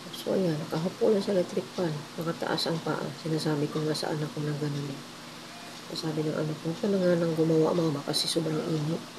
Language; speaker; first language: Filipino; native; Filipino